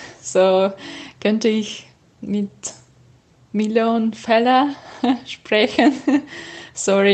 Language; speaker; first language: German; non-native, learner; Russian